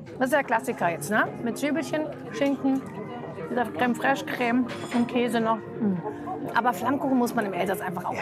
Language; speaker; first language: German; native; German